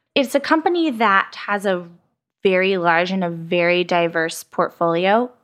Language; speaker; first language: English; native; English